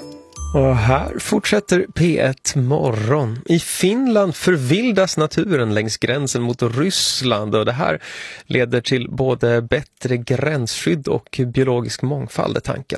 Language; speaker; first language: Swedish; native; Swedish